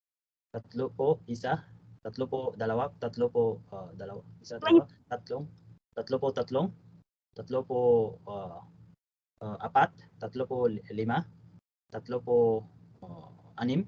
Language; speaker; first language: Filipino; non-native, learner; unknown